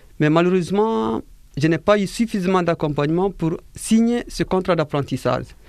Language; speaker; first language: French; non-native, fluent; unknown